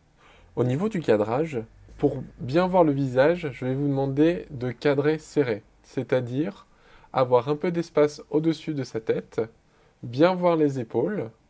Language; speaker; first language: French; native; French